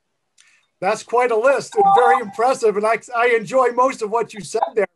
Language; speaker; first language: English; native; English